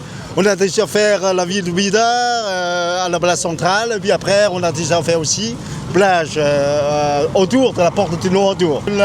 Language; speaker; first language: French; non-native, learner; Chinese